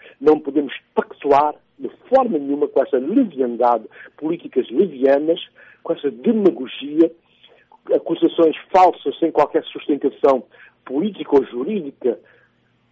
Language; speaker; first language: Portuguese; non-native, local second language; Upper Guinea Crioulo